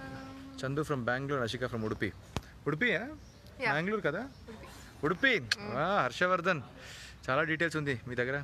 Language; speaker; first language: Telugu; non-native, learner; Arabic